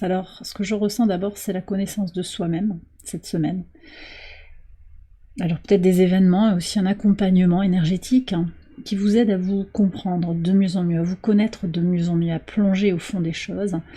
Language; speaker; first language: French; native; French